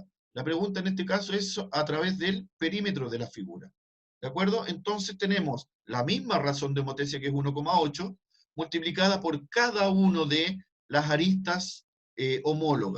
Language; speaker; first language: Spanish; native; Spanish